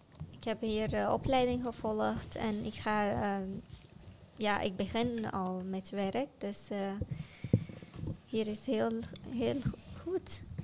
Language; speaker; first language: Dutch; non-native, fluent; Arabic